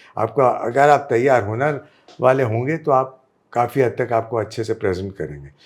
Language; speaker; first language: Hindi; non-native, local second language; Gujarati